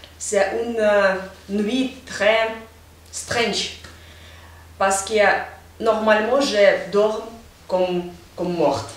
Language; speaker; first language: French; non-native, learner; Ukrainian